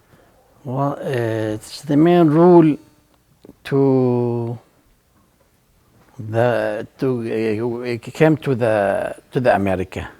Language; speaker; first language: English; non-native, learner; Arabic